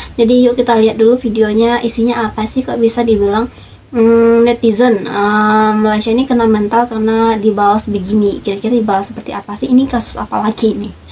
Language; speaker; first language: Indonesian; native; Indonesian